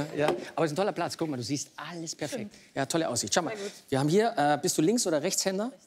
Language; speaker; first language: German; native; German